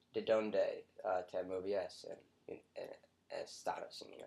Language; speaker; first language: Spanish; non-native, learner; English